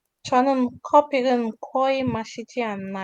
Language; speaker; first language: Korean; non-native, learner; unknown